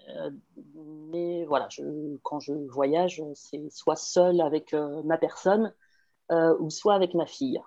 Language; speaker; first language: French; native; French